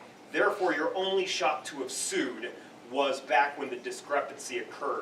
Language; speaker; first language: English; native; English